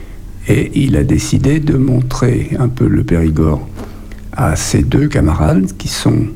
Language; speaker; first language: French; native; French